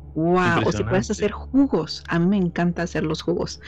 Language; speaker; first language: Spanish; native; Spanish